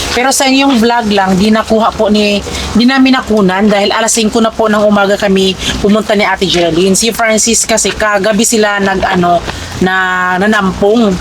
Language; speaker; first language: Filipino; non-native, local second language; Cebuano